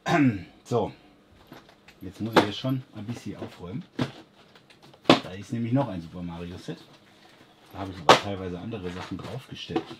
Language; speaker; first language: German; native; German